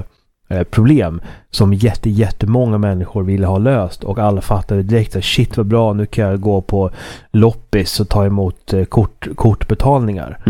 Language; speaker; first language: Swedish; native; Swedish